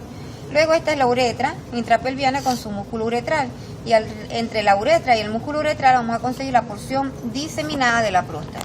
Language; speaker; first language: Spanish; native; Spanish